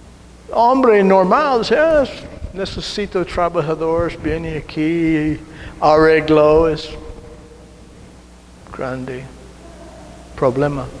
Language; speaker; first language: Spanish; non-native, learner; English